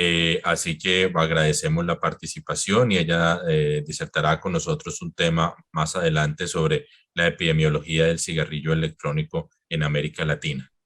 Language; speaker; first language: Spanish; native; Spanish